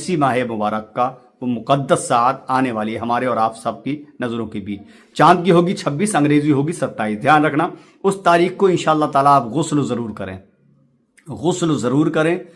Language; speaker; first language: Urdu; native; Urdu